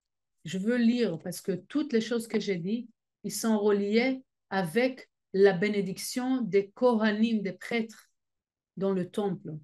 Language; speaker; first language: French; non-native, fluent; Hebrew